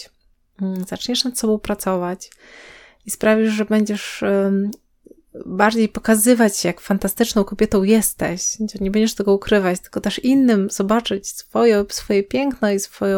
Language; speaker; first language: Polish; native; Polish